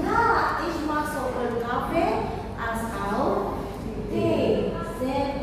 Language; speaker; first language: German; non-native, fluent; Indonesian